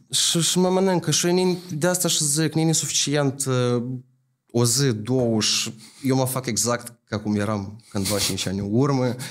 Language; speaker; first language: Romanian; native; Romanian